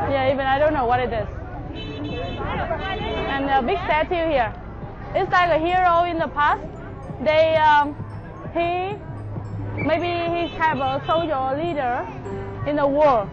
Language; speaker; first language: English; non-native, learner; Vietnamese